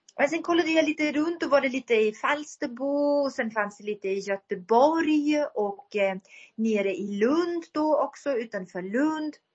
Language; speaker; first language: Swedish; non-native, fluent; German